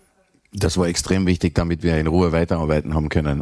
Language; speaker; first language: German; native; German